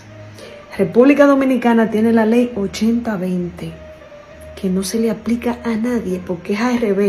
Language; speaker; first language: Spanish; native; Spanish